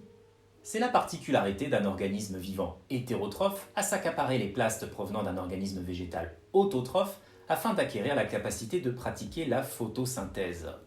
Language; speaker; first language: French; native; French